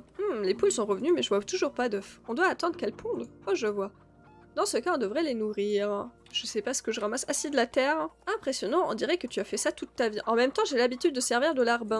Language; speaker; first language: French; native; French